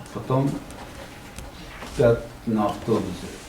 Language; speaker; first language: Russian; non-native, learner; Uzbek